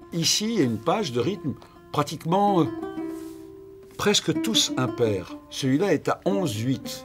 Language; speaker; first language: French; non-native, local second language; Arabic